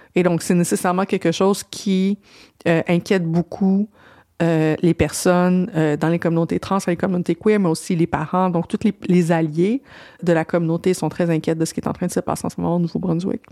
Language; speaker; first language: French; native; French